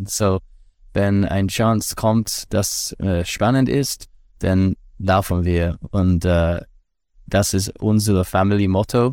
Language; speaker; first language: German; non-native, learner; English